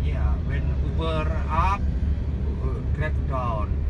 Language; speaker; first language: English; non-native, learner; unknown